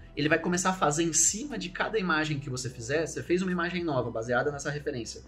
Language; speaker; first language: Portuguese; native; Portuguese